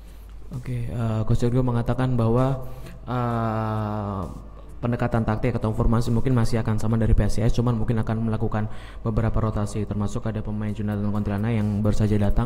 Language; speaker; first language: Indonesian; native; Indonesian